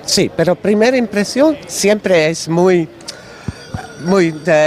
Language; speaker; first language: Spanish; non-native, learner; Dutch